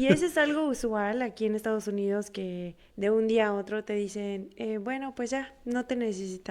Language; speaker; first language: Spanish; native; Spanish